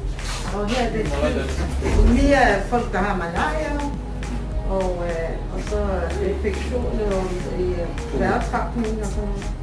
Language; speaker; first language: Danish; non-native, fluent; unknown